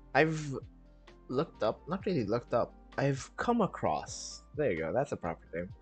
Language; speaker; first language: English; non-native, local second language; Filipino